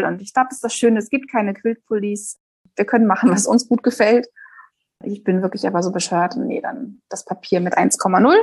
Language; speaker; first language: German; native; German